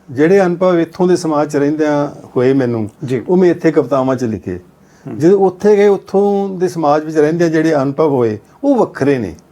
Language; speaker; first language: Punjabi; native; Punjabi